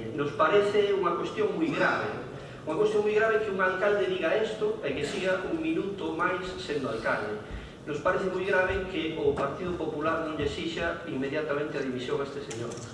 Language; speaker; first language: Galician; non-native, local second language; Spanish